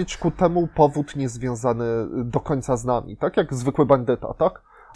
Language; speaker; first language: Polish; native; Polish